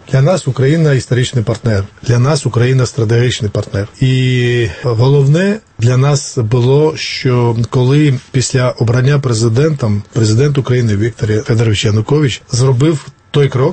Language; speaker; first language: Ukrainian; non-native, fluent; Georgian